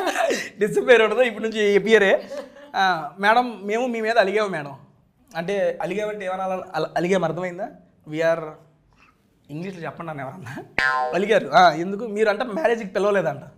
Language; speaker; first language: Telugu; native; Telugu